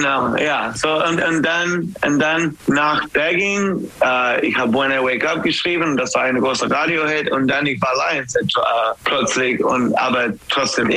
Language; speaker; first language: German; non-native, learner; English